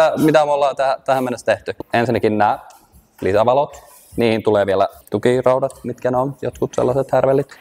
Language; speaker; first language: Finnish; early bilingual, heritage; Finnish